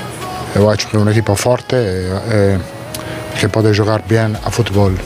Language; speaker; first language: Portuguese; non-native, fluent; Italian